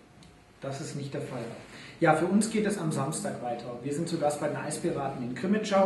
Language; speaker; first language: German; native; German